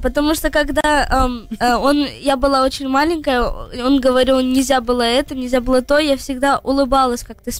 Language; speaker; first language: Russian; early bilingual, heritage; Russian